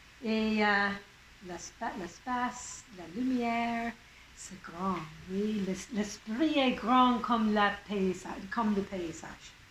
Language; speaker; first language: French; non-native, local second language; English